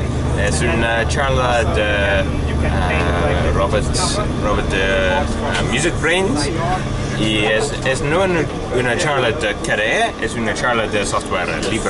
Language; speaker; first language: Spanish; non-native, learner; English